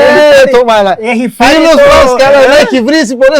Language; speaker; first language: Greek; non-native, fluent; Portuguese